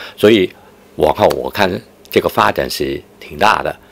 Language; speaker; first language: Chinese; non-native, fluent; Cantonese